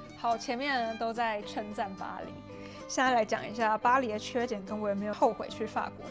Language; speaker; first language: Chinese; native; Chinese